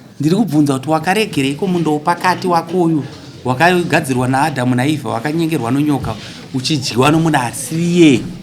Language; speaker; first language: Shona; native; Shona